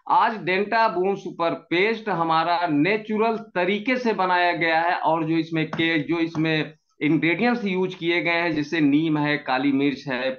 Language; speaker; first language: Hindi; native; Hindi